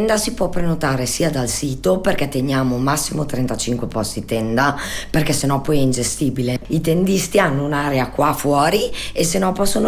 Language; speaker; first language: Italian; native; Italian